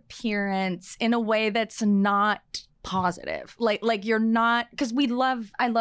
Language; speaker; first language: English; native; English